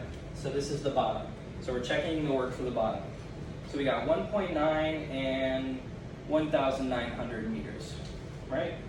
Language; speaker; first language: English; native; English